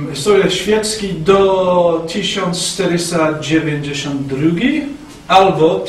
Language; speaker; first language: Polish; non-native, fluent; English